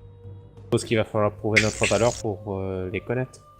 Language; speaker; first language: French; native; French